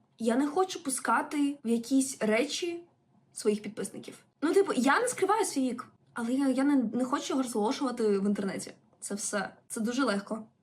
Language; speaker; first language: Ukrainian; non-native, local second language; Russian